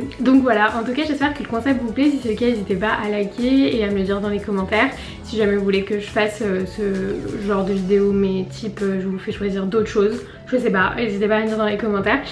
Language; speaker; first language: French; native; French